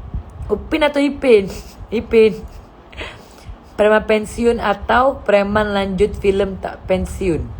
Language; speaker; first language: Malay; native; Malay